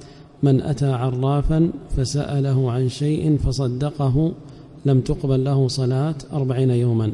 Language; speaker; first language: Arabic; native; Arabic